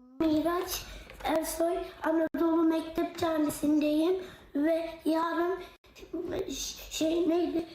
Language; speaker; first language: Turkish; early bilingual, heritage; Turkish